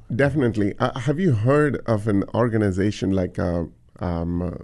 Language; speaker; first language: English; non-native, local second language; Tamil